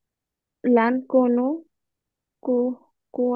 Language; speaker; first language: French; non-native, learner; Bangla